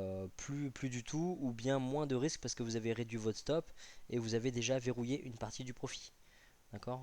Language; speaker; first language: French; native; French